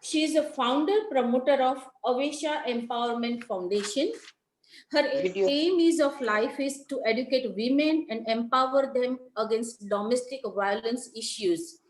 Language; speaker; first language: English; non-native, local second language; Gujarati